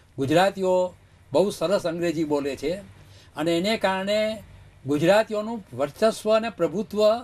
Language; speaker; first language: Gujarati; native; Gujarati